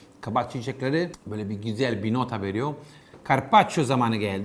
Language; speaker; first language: Turkish; non-native, learner; Italian